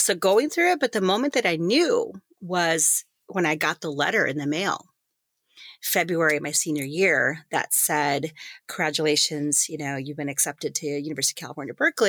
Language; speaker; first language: English; native; English